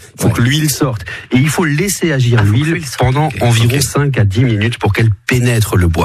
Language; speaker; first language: French; native; French